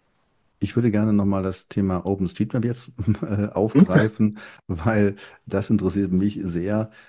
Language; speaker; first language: German; native; German